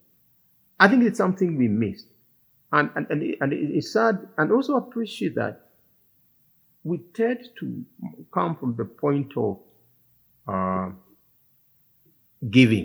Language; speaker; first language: English; non-native, local second language; Kikuyu